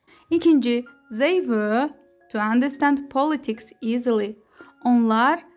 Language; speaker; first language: English; non-native, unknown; Azerbaijani